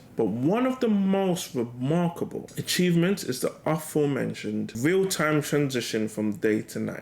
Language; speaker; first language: English; native; English